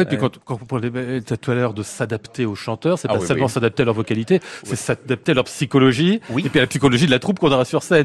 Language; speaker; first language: French; native; French